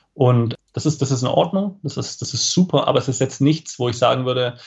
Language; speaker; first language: German; native; German